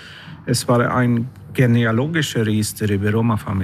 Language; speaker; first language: German; non-native, learner; Swedish